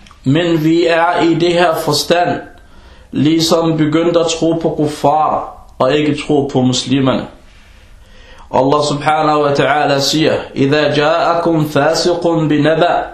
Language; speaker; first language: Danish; early bilingual, other home language; Arabic